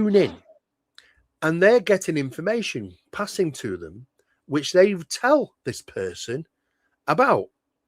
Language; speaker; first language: English; native; English